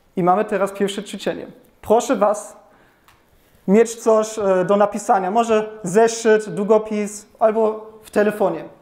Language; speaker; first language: Polish; non-native, fluent; German